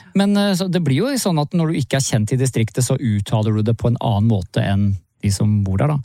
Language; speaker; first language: Norwegian; native; Norwegian